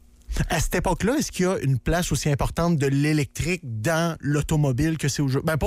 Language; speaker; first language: French; native; French